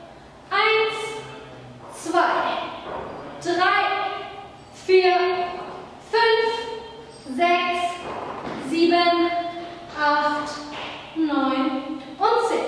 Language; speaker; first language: German; native; German